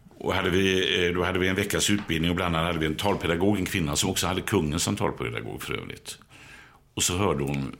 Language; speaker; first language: Swedish; native; Swedish